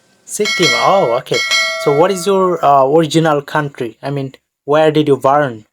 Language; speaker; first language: English; non-native, fluent; Bangla